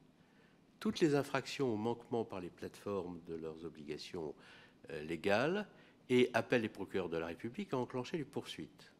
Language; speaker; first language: French; native; French